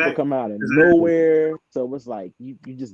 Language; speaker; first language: English; native; English